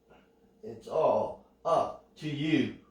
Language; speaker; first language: English; native; English